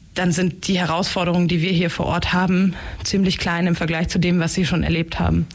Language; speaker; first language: German; native; German